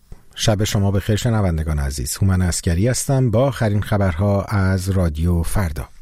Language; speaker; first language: Persian; native; Persian